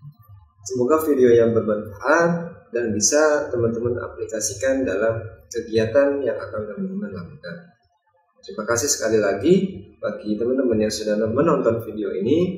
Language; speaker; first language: Indonesian; native; Indonesian